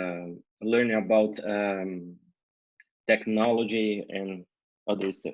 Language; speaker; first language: English; non-native, learner; Portuguese